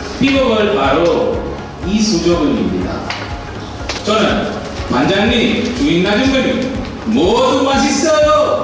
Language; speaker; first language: Korean; non-native, learner; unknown